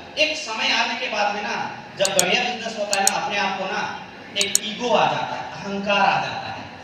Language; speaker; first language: Hindi; non-native, local second language; Nepali